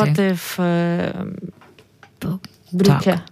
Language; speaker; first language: Ukrainian; native; Ukrainian